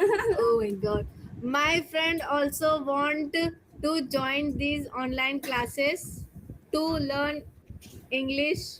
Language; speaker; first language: English; non-native, learner; Hindi